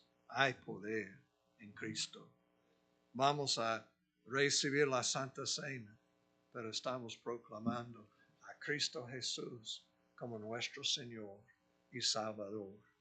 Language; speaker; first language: Spanish; non-native, fluent; English